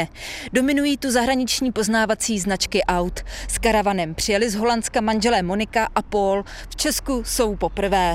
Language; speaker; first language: Czech; native; Czech